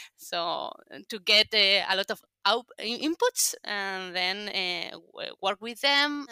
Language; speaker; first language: English; non-native, fluent; Spanish